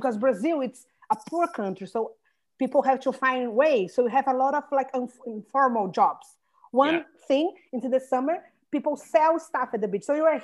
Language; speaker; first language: English; non-native, fluent; Portuguese